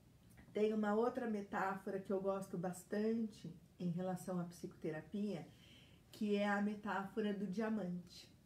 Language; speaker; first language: Portuguese; native; Portuguese